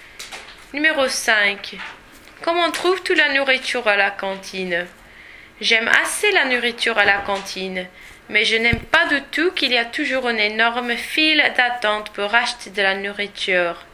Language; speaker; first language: French; non-native, learner; English